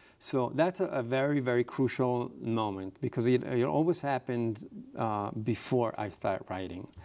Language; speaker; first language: English; non-native, fluent; Italian